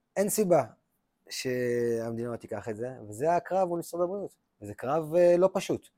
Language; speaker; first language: Hebrew; native; Hebrew